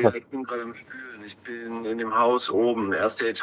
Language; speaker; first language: German; native; German